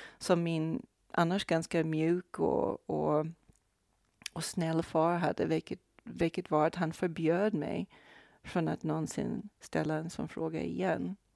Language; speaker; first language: Swedish; non-native, fluent; Portuguese